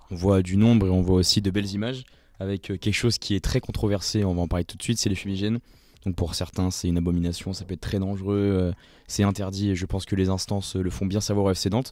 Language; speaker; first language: French; native; French